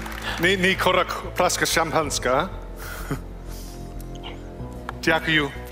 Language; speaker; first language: Ukrainian; non-native, learner; English